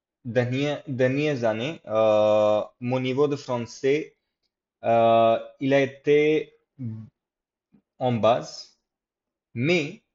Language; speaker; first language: French; non-native, fluent; English